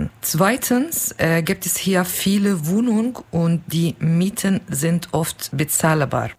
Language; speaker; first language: German; non-native, learner; Kurdish